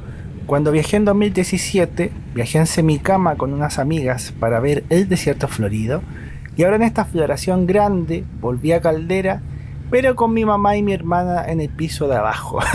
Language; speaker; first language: Spanish; native; Spanish